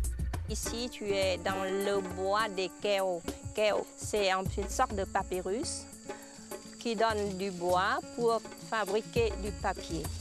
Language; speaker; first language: French; non-native, fluent; Vietnamese